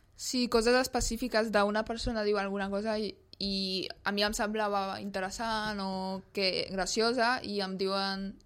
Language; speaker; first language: Catalan; early bilingual, other home language; Polish